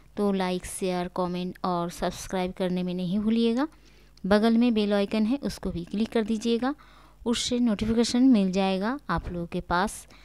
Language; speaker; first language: Hindi; native; Hindi